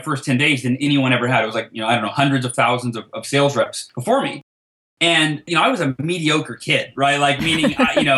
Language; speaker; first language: English; native; English